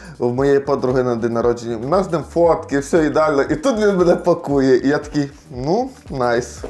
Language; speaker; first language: Ukrainian; native; Ukrainian